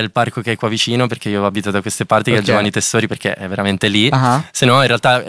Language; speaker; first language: Italian; native; Italian